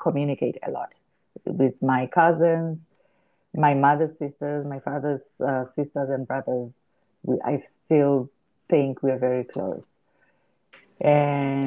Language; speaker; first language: English; non-native, local second language; Shona